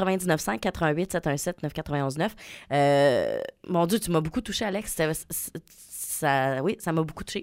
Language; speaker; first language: French; native; French